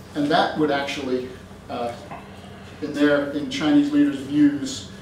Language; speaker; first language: English; native; English